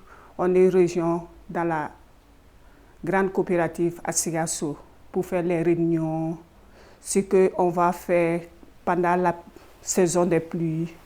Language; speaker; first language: French; non-native, learner; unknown